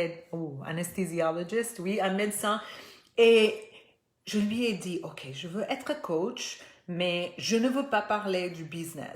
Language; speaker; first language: French; non-native, fluent; Spanish